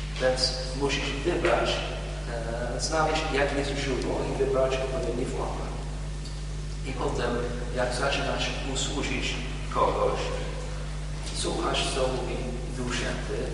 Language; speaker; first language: Polish; non-native, learner; English